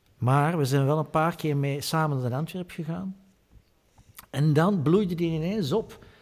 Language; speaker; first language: Dutch; native; Dutch